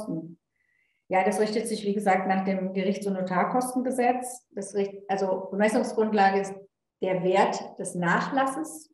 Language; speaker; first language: German; native; German